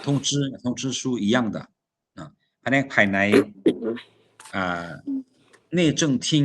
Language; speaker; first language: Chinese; non-native, fluent; Lao